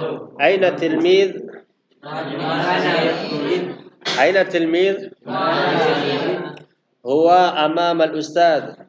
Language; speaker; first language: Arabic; non-native, fluent; Indonesian